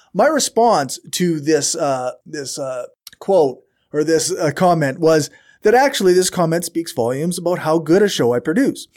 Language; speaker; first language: English; native; English